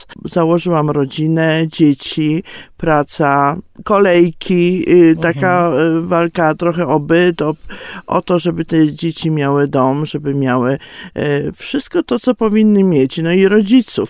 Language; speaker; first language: Polish; native; Polish